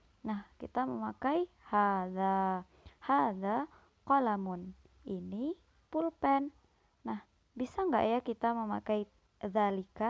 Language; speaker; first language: Indonesian; native; Indonesian